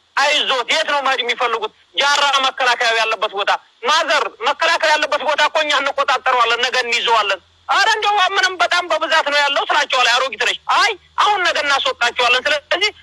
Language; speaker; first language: Amharic; native; Amharic